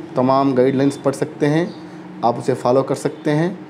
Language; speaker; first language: Hindi; non-native, local second language; Urdu